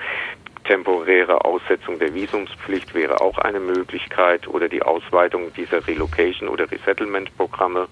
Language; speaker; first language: German; native; German